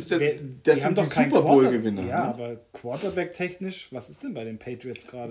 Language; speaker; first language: German; native; German